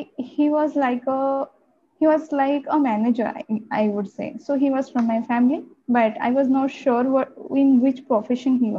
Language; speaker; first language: English; non-native, local second language; Odia